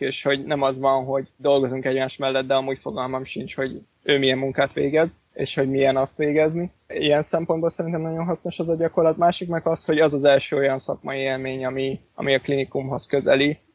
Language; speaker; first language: Hungarian; native; Hungarian